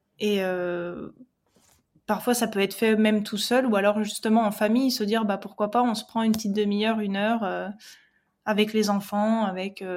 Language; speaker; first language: French; native; French